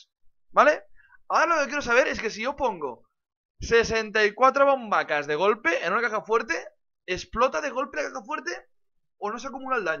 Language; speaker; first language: Spanish; native; Spanish